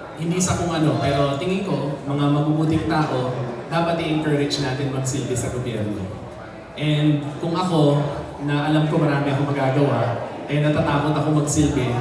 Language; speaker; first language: Filipino; native; Filipino